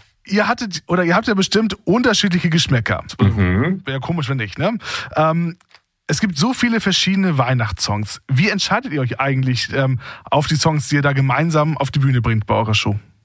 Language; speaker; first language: German; native; German